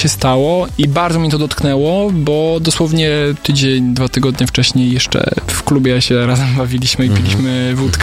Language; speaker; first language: Polish; native; Polish